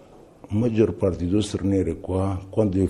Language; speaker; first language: Italian; non-native, fluent; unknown